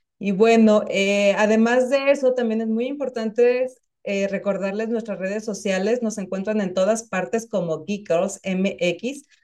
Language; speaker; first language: Spanish; native; Spanish